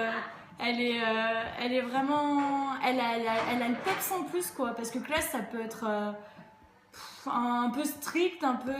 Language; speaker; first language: French; native; French